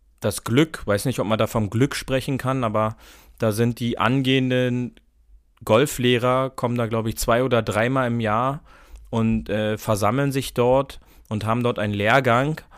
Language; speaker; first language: German; native; German